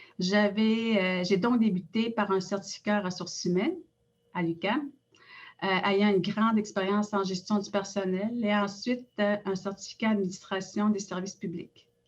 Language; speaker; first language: French; non-native, local second language; Innu-aimun